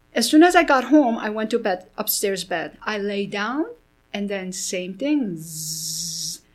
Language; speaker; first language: English; early bilingual, other home language; Korean